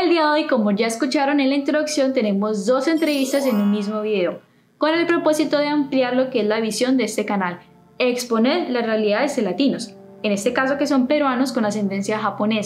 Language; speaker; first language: Spanish; native; Spanish